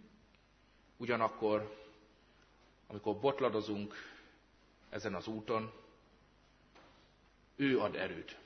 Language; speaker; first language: Hungarian; native; Hungarian